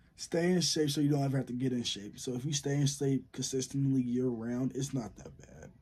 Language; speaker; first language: English; native; English